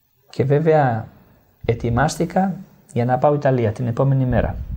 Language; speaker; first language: Greek; non-native, fluent; Italian